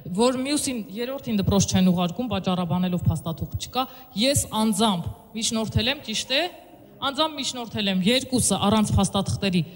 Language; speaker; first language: Armenian; native; Armenian